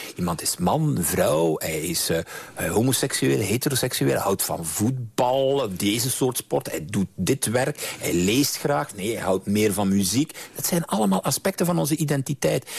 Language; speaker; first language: Dutch; native; Dutch